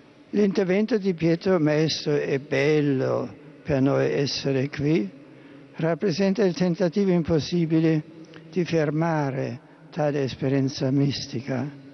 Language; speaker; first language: Italian; non-native, fluent; German